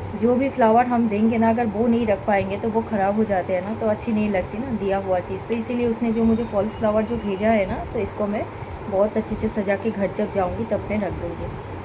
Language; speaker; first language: Hindi; non-native, local second language; Bangla